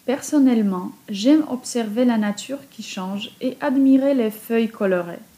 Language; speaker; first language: French; non-native, fluent; Polish